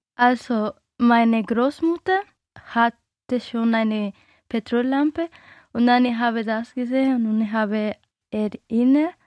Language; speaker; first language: German; non-native, learner; Spanish